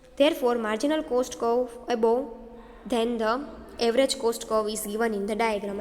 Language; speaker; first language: English; non-native, local second language; Gujarati